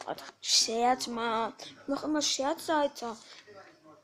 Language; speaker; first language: German; early bilingual, other home language; Polish